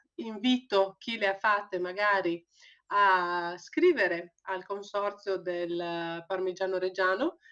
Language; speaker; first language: Italian; native; Italian